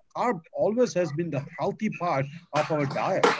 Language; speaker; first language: English; non-native, local second language; Gujarati